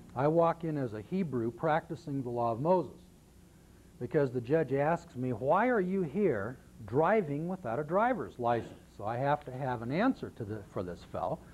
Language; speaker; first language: English; native; English